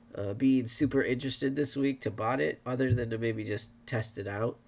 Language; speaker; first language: English; native; English